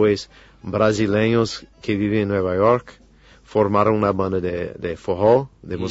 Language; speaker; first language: Spanish; non-native, fluent; English